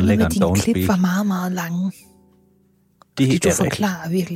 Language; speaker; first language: Danish; native; Danish